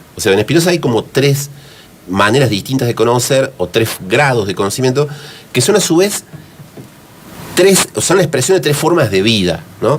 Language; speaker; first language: Spanish; native; Spanish